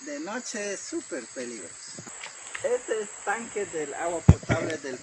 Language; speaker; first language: Spanish; non-native, local second language; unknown